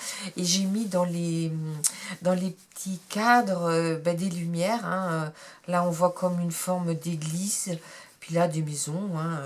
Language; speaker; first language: French; native; French